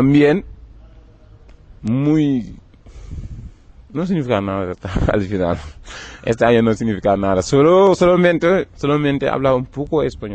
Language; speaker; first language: Spanish; non-native, learner; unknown